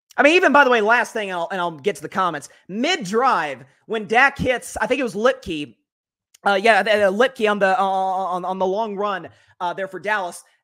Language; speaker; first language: English; native; English